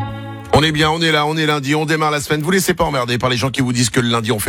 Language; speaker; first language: French; native; French